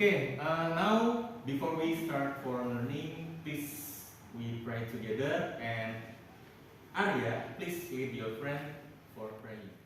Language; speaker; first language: English; non-native, learner; Indonesian